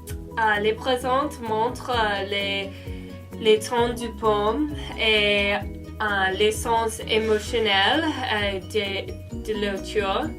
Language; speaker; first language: French; non-native, learner; English